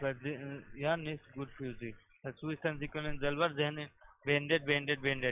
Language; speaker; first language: German; non-native, learner; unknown